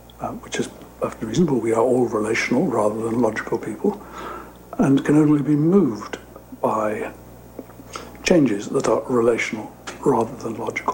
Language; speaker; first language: English; native; English